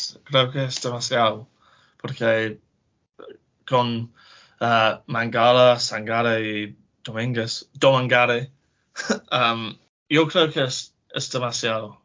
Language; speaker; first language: Spanish; non-native, learner; English